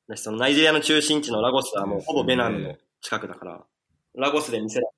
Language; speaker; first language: Japanese; native; Japanese